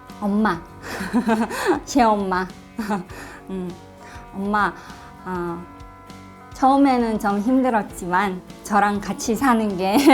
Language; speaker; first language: Korean; non-native, fluent; Russian